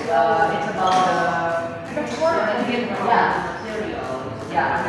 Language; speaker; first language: English; non-native, learner; Indonesian